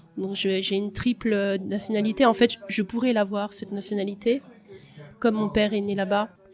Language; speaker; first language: French; early bilingual, other home language; Portuguese